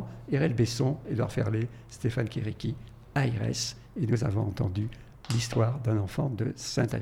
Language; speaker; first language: French; native; French